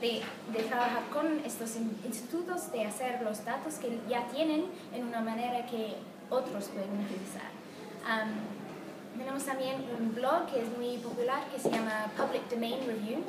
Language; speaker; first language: Spanish; non-native, fluent; English